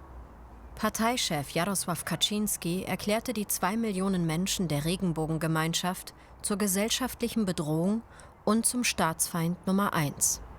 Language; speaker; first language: German; native; German